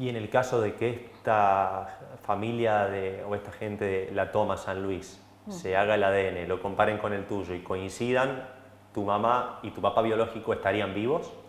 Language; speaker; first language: Spanish; native; Spanish